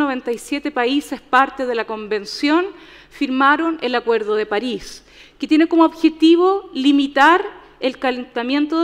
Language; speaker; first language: Spanish; native; Spanish